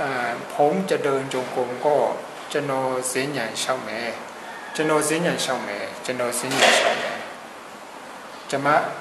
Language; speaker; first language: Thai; non-native, fluent; Burmese